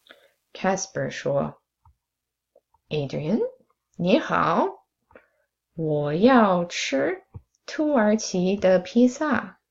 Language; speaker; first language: Chinese; non-native, fluent; English